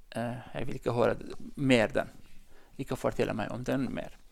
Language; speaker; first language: Norwegian; non-native, learner; Central Kurdish